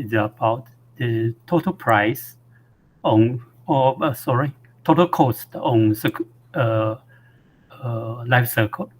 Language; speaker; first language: English; non-native, learner; Chinese